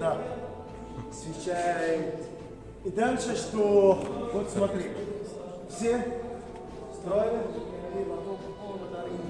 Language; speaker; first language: Russian; non-native, learner; Arabic